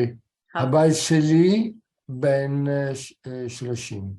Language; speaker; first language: Hebrew; non-native, learner; Italian